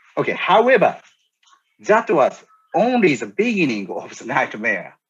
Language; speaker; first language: English; non-native, learner; Japanese